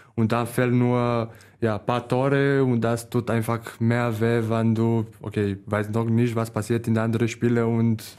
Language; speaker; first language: German; non-native, learner; Romanian